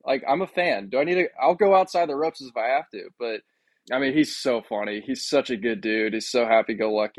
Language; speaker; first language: English; native; English